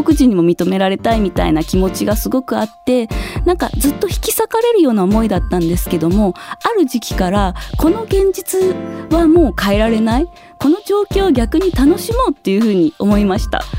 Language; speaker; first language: Japanese; native; Japanese